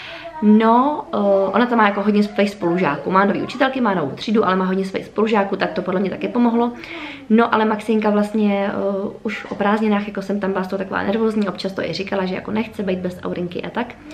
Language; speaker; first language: Czech; native; Czech